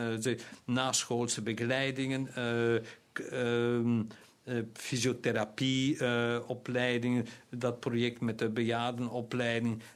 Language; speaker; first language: Dutch; non-native, local second language; German